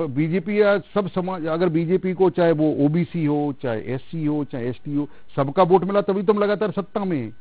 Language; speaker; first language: Hindi; native; Hindi